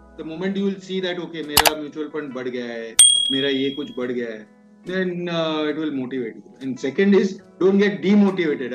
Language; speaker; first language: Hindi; non-native, local second language; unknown